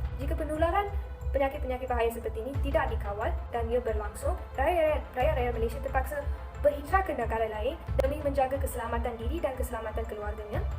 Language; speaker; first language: Malay; non-native, local second language; Tamil